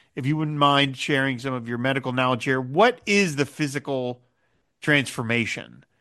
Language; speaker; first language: English; native; English